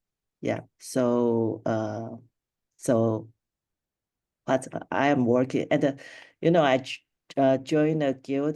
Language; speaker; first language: English; non-native, local second language; Chinese